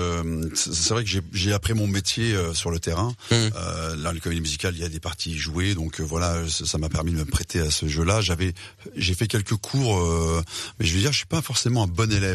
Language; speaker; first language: French; native; French